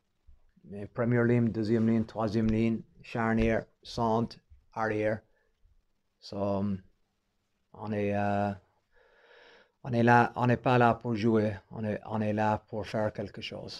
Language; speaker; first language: French; non-native, fluent; English